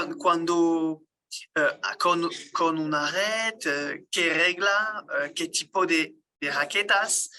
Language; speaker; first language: Spanish; non-native, learner; French